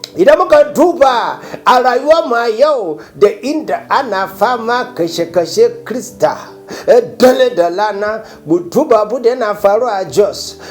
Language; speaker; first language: Hausa; non-native, local second language; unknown